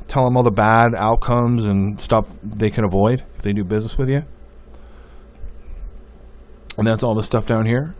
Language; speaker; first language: English; native; English